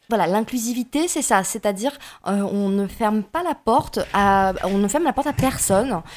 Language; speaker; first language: French; early bilingual, other home language; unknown